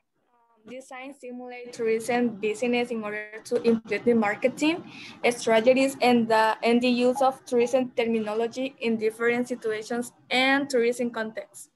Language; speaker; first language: English; non-native, learner; Spanish